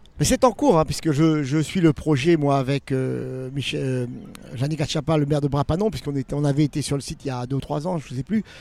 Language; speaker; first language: French; native; French